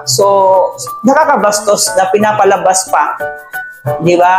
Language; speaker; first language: Filipino; native; Filipino